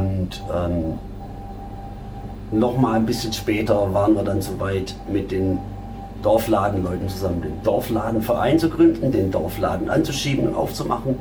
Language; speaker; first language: German; native; German